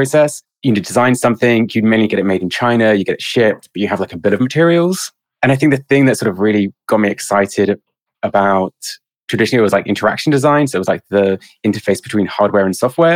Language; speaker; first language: English; native; English